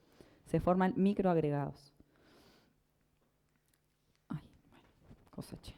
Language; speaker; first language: Spanish; native; Spanish